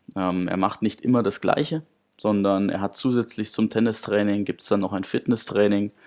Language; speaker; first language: German; native; German